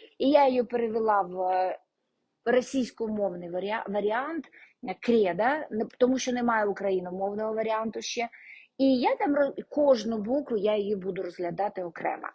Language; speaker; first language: Ukrainian; non-native, local second language; Russian